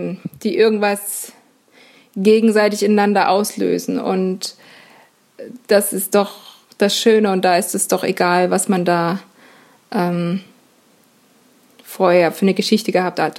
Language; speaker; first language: German; native; German